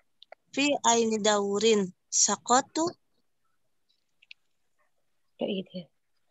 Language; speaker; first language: Arabic; non-native, learner; Indonesian